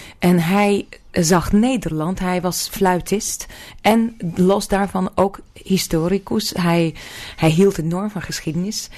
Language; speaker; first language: Dutch; non-native, fluent; Russian